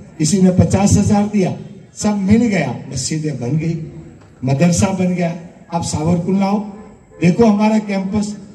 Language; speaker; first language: Hindi; non-native, local second language; Gujarati